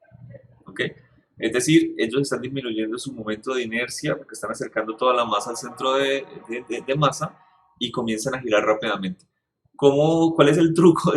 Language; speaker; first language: Spanish; native; Spanish